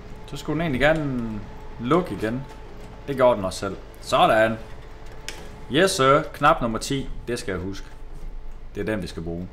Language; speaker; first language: Danish; native; Danish